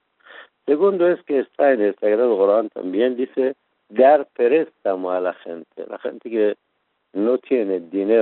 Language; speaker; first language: Spanish; non-native, fluent; Persian